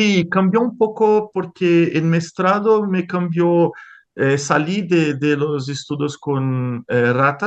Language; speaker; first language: Spanish; non-native, fluent; Portuguese